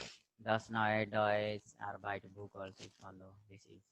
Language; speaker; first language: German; non-native, fluent; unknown